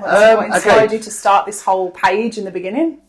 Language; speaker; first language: English; native; English